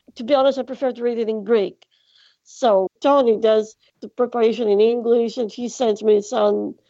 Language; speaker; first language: English; non-native, fluent; Greek